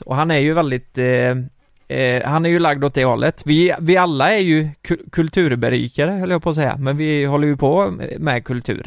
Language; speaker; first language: Swedish; native; Swedish